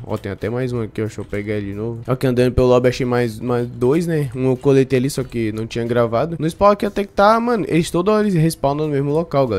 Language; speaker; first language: Portuguese; native; Portuguese